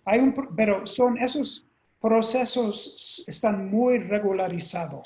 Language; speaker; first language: Spanish; non-native, fluent; English